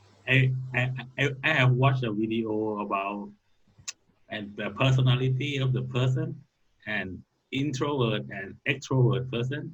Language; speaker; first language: English; non-native, learner; Thai